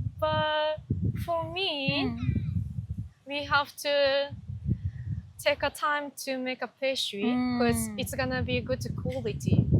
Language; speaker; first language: English; non-native, learner; Japanese